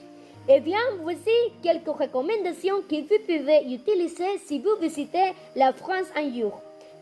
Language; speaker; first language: French; non-native, learner; Spanish